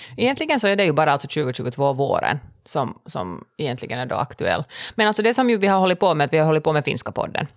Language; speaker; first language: Swedish; native; Swedish